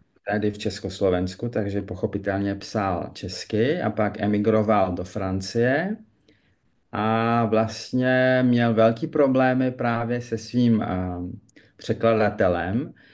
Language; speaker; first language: Czech; early bilingual, heritage; French